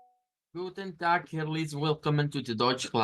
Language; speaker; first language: German; non-native, learner; Spanish